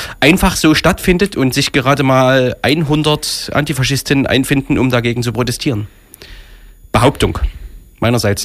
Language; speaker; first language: German; native; German